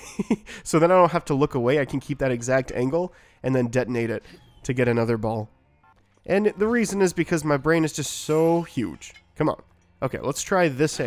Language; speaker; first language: English; native; English